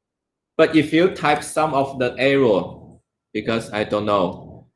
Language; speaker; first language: English; non-native, learner; Chinese